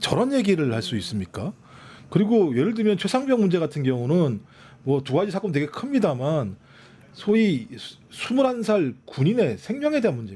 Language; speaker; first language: Korean; native; Korean